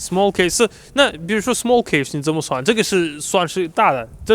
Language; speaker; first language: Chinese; non-native, fluent; Russian